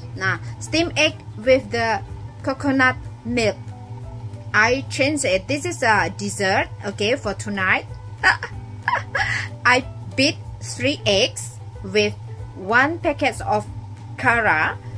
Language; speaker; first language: English; non-native, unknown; Indonesian